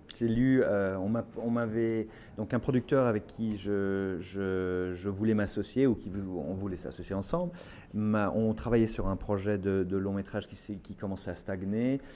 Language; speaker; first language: French; early bilingual, other home language; English